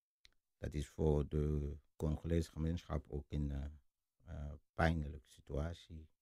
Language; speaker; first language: Dutch; non-native, fluent; Lingala